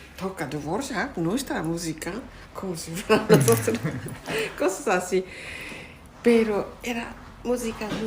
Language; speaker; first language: Spanish; non-native, fluent; Japanese